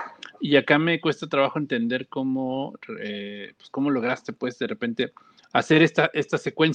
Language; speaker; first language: Spanish; native; Spanish